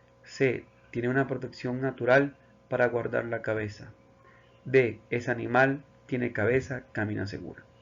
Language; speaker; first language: Spanish; native; Spanish